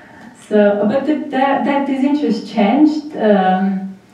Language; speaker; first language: English; non-native, fluent; Armenian